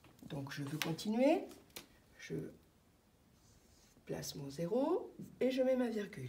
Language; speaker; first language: French; native; French